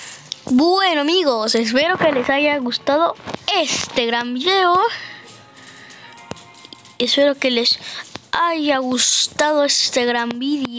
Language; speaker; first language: Spanish; native; Spanish